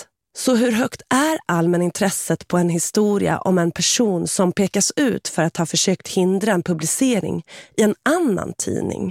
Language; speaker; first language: Swedish; native; Swedish